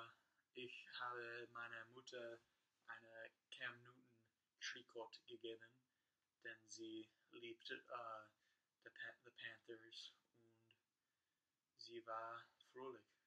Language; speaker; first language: German; non-native, learner; English